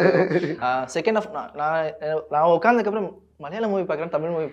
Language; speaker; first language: Tamil; native; Tamil